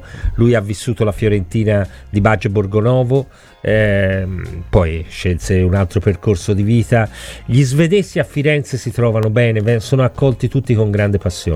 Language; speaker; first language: Italian; native; Italian